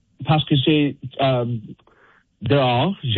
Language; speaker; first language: French; non-native, fluent; English